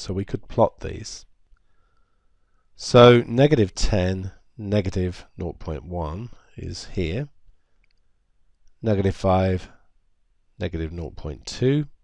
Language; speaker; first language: English; native; English